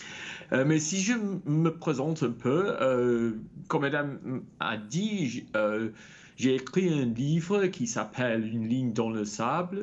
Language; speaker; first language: French; non-native, fluent; English